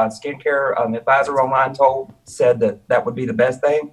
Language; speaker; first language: English; native; English